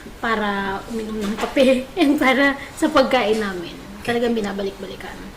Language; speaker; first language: Filipino; non-native, local second language; Bikol